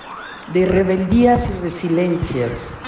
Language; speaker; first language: Spanish; native; Spanish